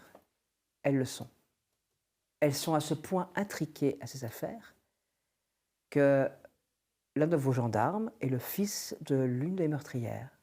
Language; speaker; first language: French; native; French